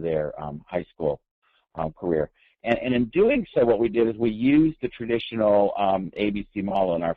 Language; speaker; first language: English; native; English